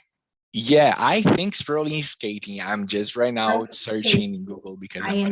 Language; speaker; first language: English; non-native, learner; Portuguese